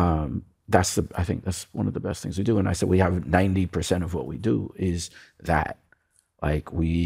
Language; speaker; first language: English; native; English